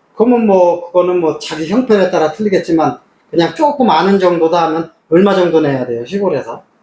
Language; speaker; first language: Korean; native; Korean